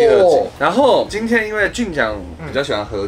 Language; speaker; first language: Chinese; native; Chinese